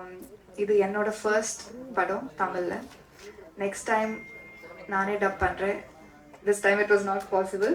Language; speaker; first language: Tamil; non-native, learner; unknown